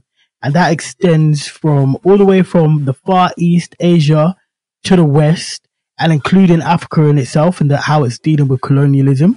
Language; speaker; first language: English; native; English